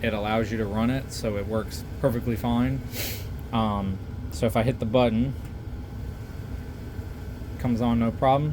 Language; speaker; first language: English; native; English